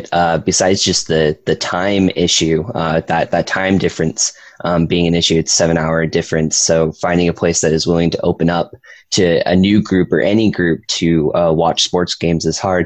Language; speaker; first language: English; native; English